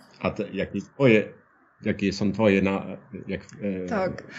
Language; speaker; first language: Polish; non-native, learner; Finnish